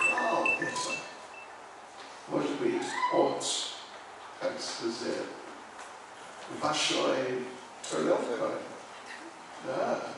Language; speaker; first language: Russian; non-native, learner; English